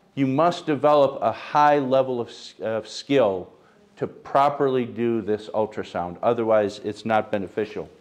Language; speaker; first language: English; early bilingual, other home language; Ukrainian